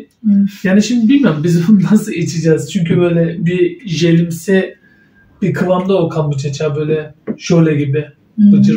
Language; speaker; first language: Turkish; native; Turkish